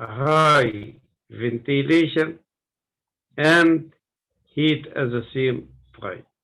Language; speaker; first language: English; non-native, learner; Arabic